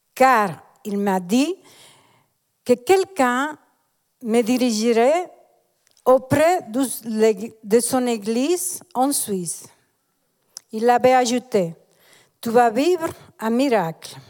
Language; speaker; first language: French; non-native, fluent; Spanish